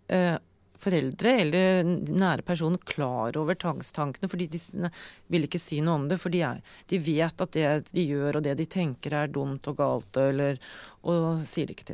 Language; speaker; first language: Norwegian; native; Norwegian